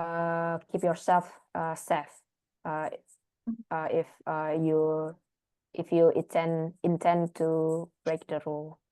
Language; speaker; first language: English; non-native, learner; Indonesian